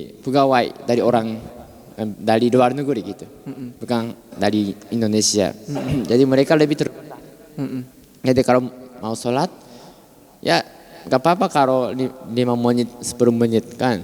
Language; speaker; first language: Indonesian; non-native, fluent; Japanese